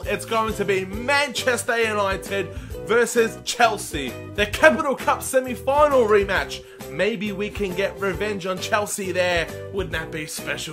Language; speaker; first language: English; native; English